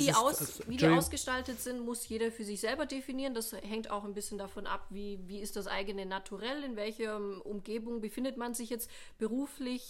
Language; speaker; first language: German; native; German